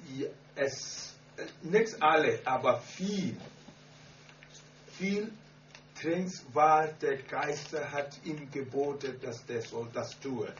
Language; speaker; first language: German; non-native, learner; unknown